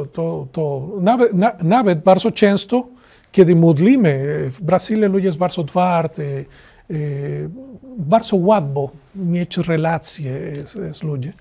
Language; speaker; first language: Polish; non-native, learner; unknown